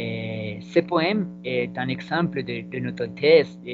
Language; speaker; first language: French; non-native, learner; Spanish